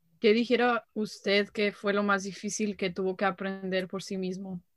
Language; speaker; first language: Spanish; early bilingual, heritage; Spanish